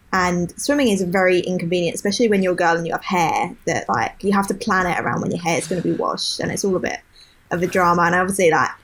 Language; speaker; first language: English; native; English